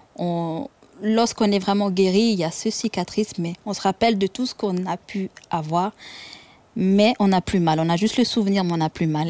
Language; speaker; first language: French; non-native, local second language; Kinyarwanda